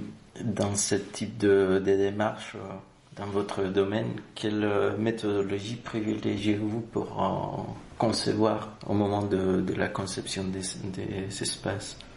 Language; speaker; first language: French; non-native, fluent; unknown